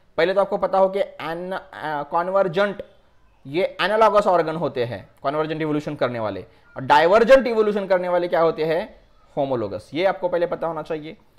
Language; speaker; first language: Hindi; non-native, local second language; Marathi